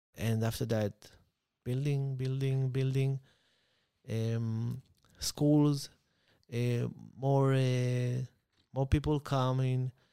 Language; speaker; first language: English; non-native, learner; Hebrew